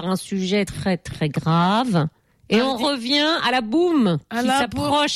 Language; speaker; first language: French; native; French